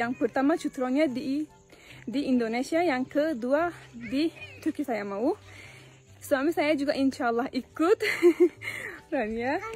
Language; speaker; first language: Indonesian; non-native, learner; Turkish